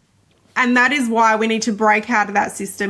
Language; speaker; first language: English; native; English